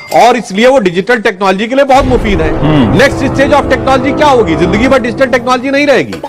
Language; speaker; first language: Hindi; native; Hindi